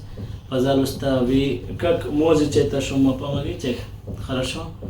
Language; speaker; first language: Russian; non-native, learner; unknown